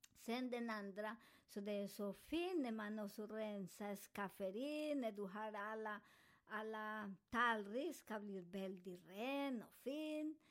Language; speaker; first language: Swedish; non-native, fluent; Spanish